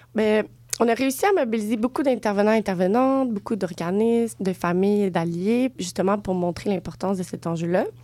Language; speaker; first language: French; native; French